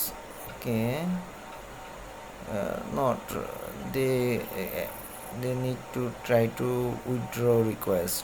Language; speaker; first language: English; non-native, learner; Bangla